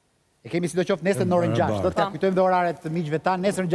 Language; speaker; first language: Albanian; native; Albanian